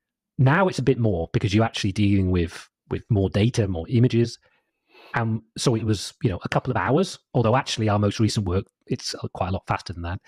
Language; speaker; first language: English; native; English